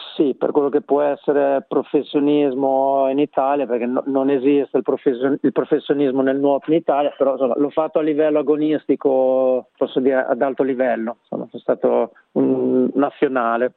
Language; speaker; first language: Italian; native; Italian